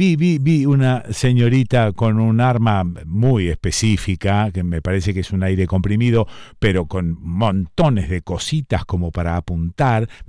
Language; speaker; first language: Spanish; native; Spanish